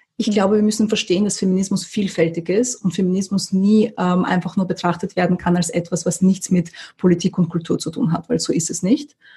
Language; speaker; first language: German; early bilingual, other home language; Russian